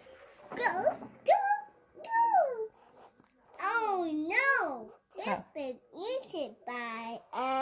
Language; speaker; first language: English; non-native, learner; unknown